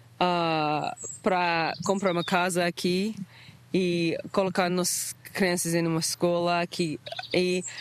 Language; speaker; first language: Portuguese; non-native, learner; English